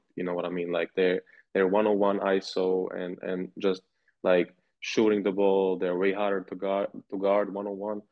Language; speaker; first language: English; non-native, fluent; Serbian